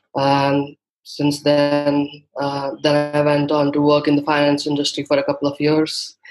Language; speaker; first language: English; non-native, local second language; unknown